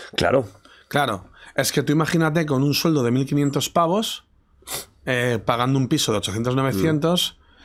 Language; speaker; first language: Spanish; native; Spanish